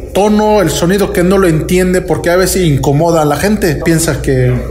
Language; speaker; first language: Spanish; non-native, local second language; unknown